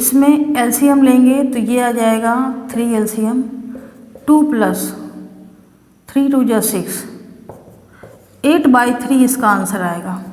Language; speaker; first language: Hindi; native; Hindi